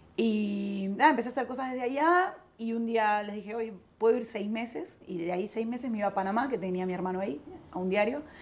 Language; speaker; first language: Spanish; native; Spanish